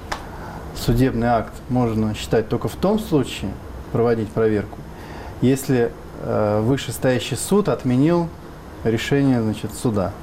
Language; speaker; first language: Russian; native; Russian